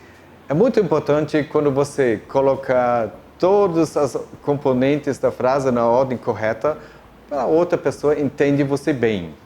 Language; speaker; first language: Portuguese; non-native, fluent; German